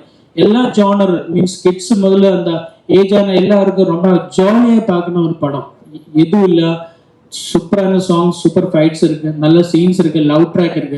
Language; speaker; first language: Tamil; non-native, learner; Malayalam